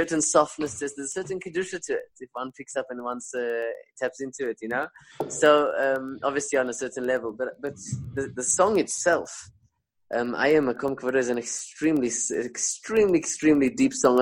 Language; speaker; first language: English; non-native, local second language; Spanish